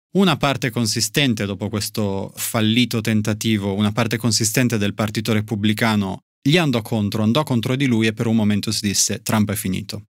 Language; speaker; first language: Italian; native; Italian